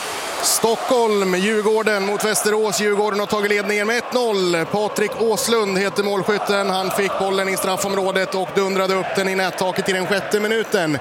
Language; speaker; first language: Swedish; native; Swedish